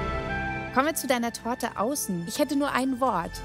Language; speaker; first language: German; native; German